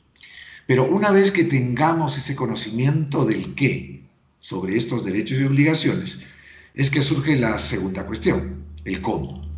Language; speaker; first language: Spanish; native; Spanish